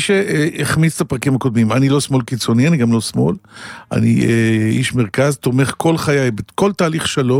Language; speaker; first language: Hebrew; native; Hebrew